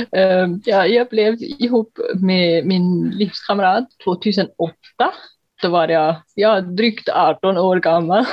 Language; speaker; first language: Swedish; non-native, fluent; German